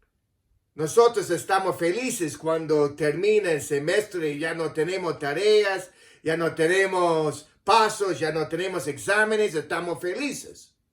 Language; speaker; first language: Spanish; non-native, fluent; English